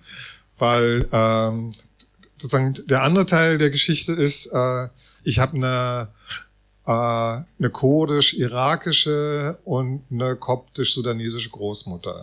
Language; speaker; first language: German; native; German